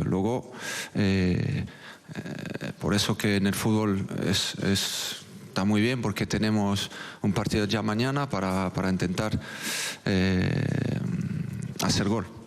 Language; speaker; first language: Spanish; non-native, local second language; French